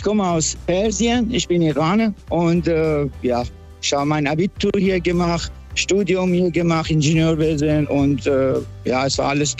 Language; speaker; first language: German; non-native, fluent; Persian